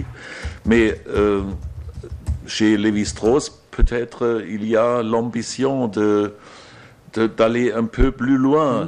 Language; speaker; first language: French; non-native, fluent; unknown